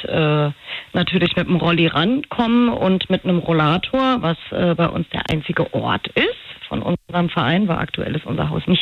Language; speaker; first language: German; native; German